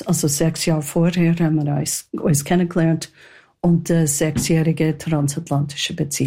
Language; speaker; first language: German; non-native, fluent; English